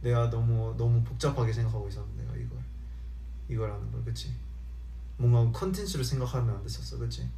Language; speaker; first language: Korean; early bilingual, heritage; Korean